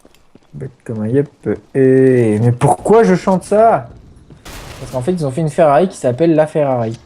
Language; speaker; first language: French; native; French